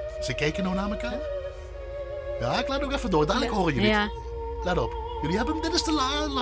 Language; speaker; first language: Dutch; native; Dutch